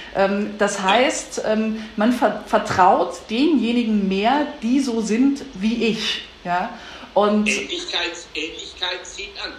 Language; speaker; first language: German; native; German